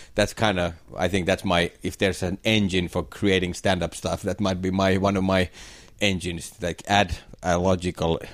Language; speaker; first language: English; non-native, fluent; Finnish